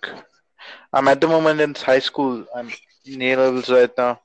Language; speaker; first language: English; non-native, local second language; Urdu